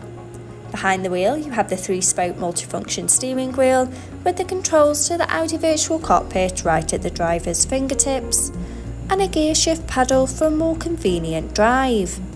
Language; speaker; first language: English; native; English